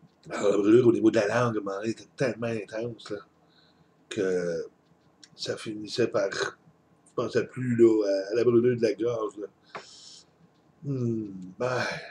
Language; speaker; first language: French; native; French